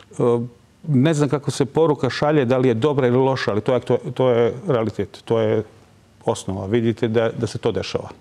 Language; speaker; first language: Serbian; non-native, local second language; Albanian